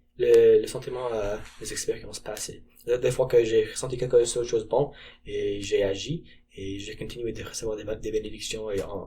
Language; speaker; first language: French; non-native, learner; English